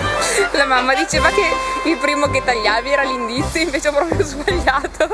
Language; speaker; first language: Italian; native; Italian